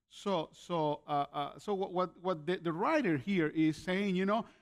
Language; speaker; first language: English; non-native, fluent; Spanish